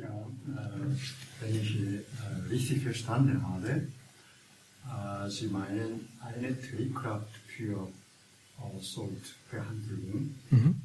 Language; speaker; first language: German; non-native, learner; Korean